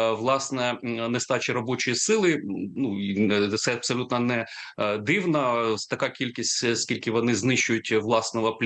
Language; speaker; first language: Ukrainian; native; Ukrainian